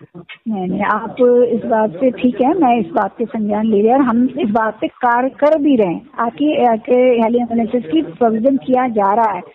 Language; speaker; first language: Hindi; native; Hindi